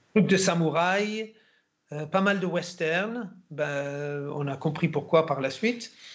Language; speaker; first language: French; non-native, fluent; German